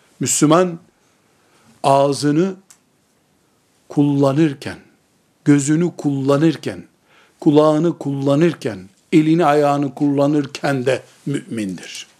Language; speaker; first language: Turkish; native; Turkish